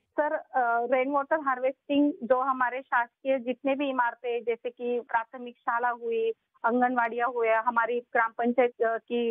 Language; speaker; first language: Hindi; non-native, local second language; Marathi